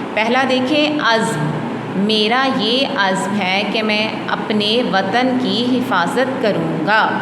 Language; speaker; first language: Hindi; non-native, local second language; Punjabi